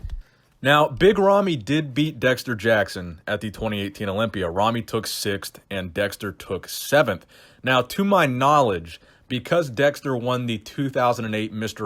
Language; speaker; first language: English; native; English